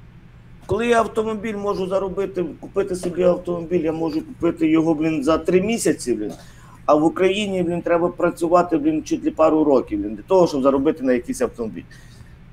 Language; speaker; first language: Ukrainian; native; Ukrainian